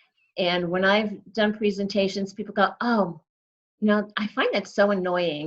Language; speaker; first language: English; native; English